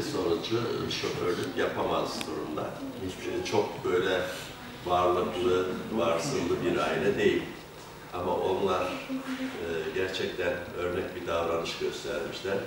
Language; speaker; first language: Turkish; native; Turkish